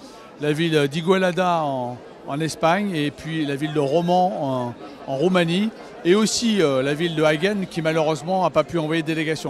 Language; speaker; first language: French; native; French